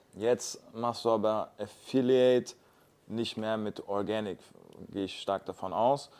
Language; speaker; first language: German; native; German